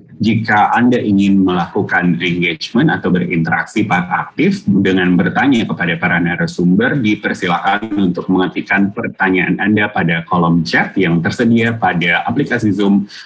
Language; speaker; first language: Indonesian; native; Indonesian